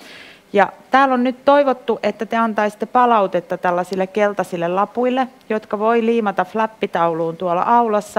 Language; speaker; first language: Finnish; native; Finnish